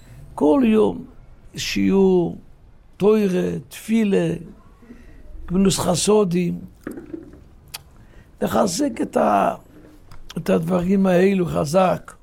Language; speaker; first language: Hebrew; non-native, local second language; Yiddish